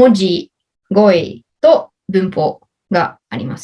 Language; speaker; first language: Japanese; non-native, learner; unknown